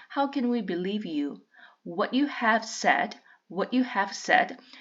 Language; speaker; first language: English; non-native, fluent; Korean